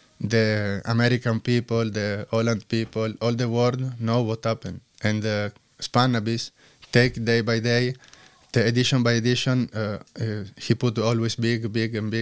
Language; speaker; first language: English; non-native, learner; Italian